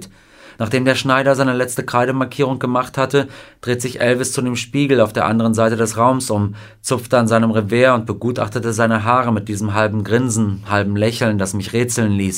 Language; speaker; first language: German; native; German